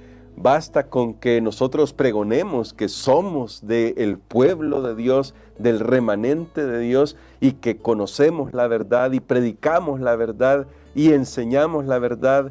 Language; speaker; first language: Spanish; native; Spanish